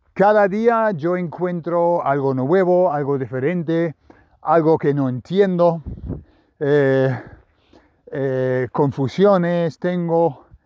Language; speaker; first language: Spanish; non-native, fluent; English